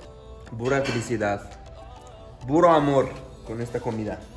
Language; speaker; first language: Spanish; non-native, fluent; Arabic